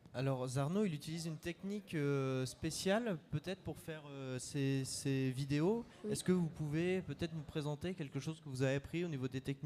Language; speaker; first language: French; native; French